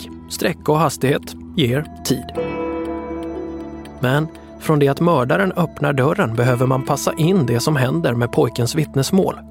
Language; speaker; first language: Swedish; native; Swedish